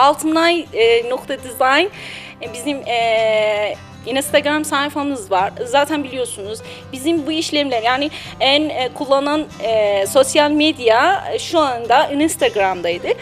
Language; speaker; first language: Turkish; non-native, learner; Persian